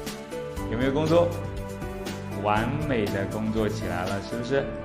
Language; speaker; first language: Chinese; native; Chinese